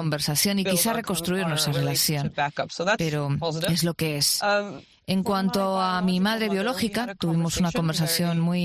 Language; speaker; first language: Spanish; non-native, fluent; French